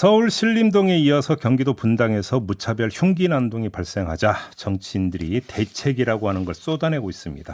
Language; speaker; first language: Korean; native; Korean